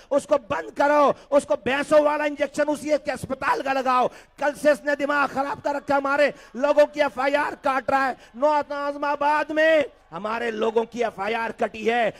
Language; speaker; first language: Urdu; native; Urdu